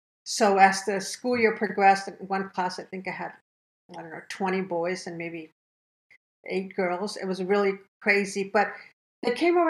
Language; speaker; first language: English; early bilingual, other home language; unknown